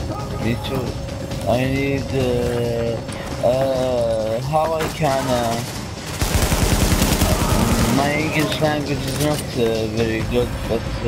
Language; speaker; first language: English; non-native, learner; Arabic